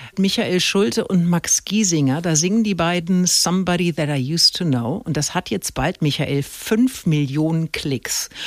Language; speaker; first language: German; native; German